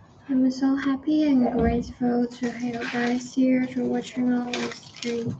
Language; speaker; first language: English; non-native, learner; Chinese